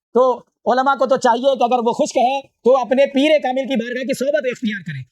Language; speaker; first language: Urdu; native; Urdu